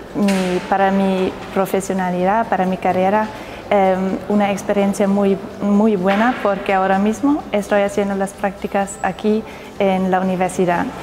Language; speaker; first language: Spanish; non-native, fluent; German